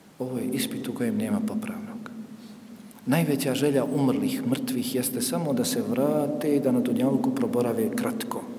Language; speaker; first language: Bosnian; native; Bosnian